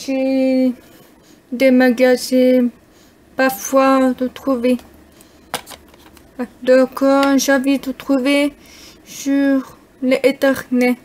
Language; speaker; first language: French; non-native, learner; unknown